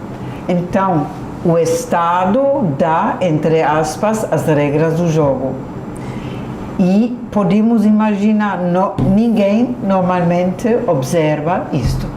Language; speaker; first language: Portuguese; non-native, fluent; German